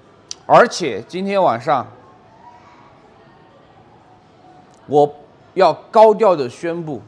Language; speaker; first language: Chinese; native; Chinese